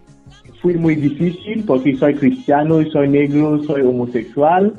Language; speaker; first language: Spanish; non-native, fluent; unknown